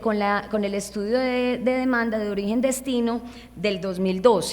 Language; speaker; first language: Spanish; native; Spanish